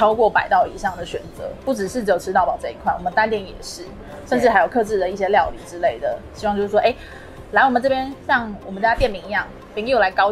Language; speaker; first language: Chinese; native; Chinese